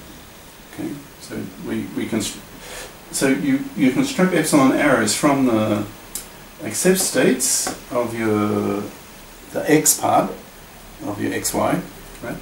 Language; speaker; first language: English; native; English